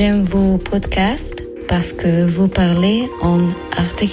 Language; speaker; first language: French; non-native, learner; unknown